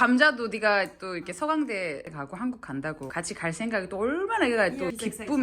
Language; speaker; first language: Korean; native; Korean